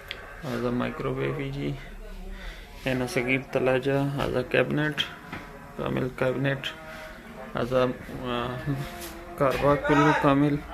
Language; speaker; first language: Arabic; non-native, learner; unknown